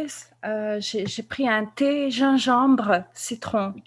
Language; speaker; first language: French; non-native, local second language; Kabyle